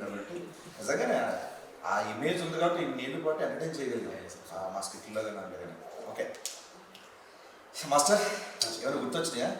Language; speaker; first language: Telugu; native; Telugu